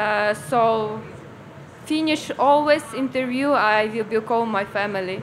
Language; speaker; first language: English; non-native, learner; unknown